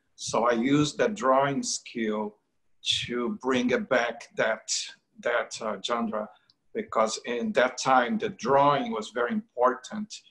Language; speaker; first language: English; non-native, fluent; Portuguese